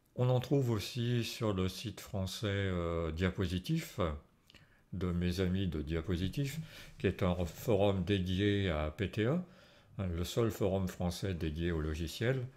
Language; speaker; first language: French; native; French